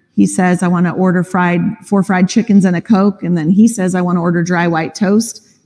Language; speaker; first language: English; native; English